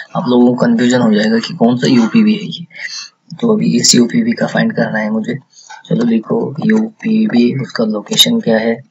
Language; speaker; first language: Hindi; native; Hindi